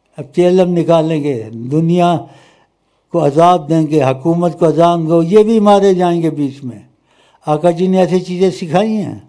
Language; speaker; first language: Urdu; non-native, local second language; Pashto